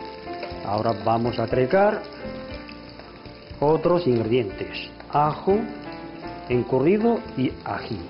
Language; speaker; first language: Spanish; non-native, fluent; Chinese